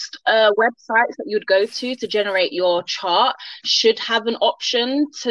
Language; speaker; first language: English; native; English